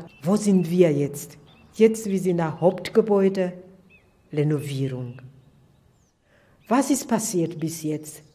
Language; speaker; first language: German; non-native, learner; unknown